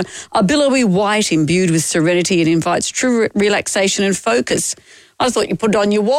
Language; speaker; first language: English; native; English